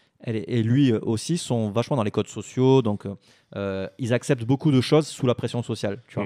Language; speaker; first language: French; native; French